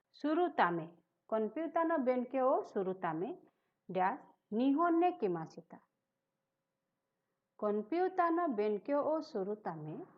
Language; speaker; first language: Japanese; non-native, fluent; Hindi